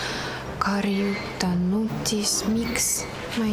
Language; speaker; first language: Estonian; non-native, local second language; Russian